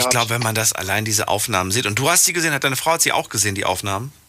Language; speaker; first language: German; native; German